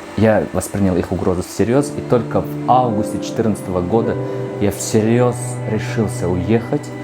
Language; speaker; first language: Russian; non-native, local second language; Tajik